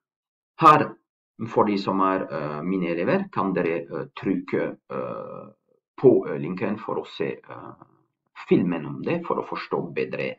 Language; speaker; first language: Norwegian; non-native, fluent; French